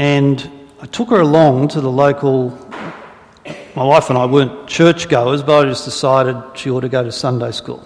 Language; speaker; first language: English; native; English